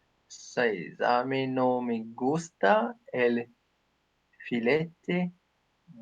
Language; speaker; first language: Spanish; non-native, learner; English